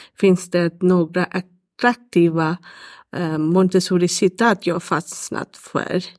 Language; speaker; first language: Swedish; non-native, learner; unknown